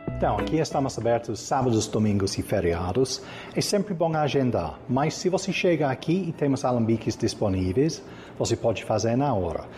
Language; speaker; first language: Portuguese; non-native, fluent; English